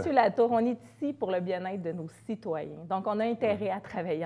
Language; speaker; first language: French; native; French